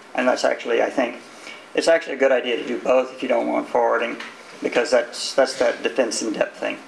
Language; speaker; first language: English; native; English